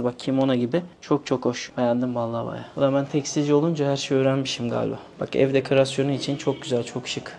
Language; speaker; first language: Turkish; native; Turkish